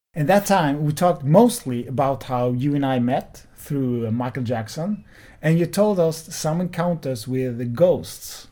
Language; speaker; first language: English; non-native, fluent; Swedish